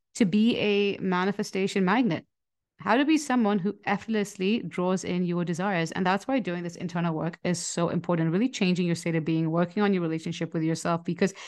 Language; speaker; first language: English; non-native, local second language; Hindi